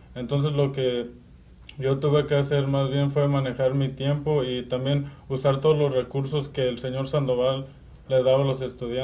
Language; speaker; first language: Spanish; early bilingual, heritage; Spanish